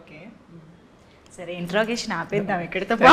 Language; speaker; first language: Telugu; native; Telugu